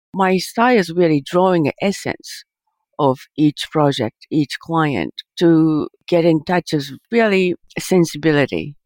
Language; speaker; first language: English; early bilingual, other home language; Japanese